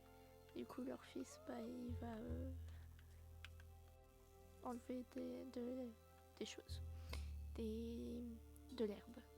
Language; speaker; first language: French; native; French